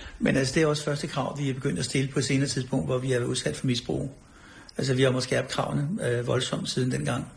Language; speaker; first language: Danish; native; Danish